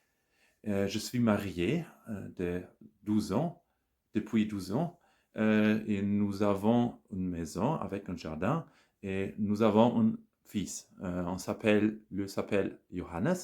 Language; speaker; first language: French; non-native, learner; German